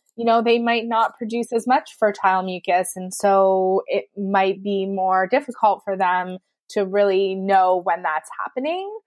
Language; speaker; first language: English; native; English